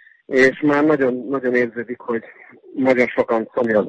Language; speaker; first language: Hungarian; native; Hungarian